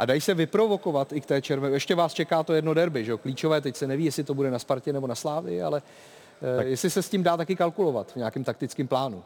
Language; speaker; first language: Czech; native; Czech